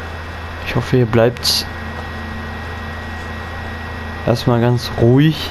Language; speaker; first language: German; native; German